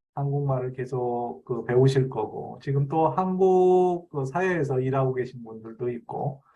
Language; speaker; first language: Korean; native; Korean